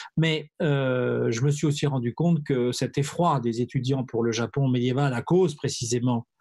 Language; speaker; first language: French; native; French